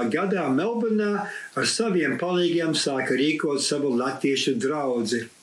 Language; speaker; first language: Latvian; early bilingual, heritage; Latvian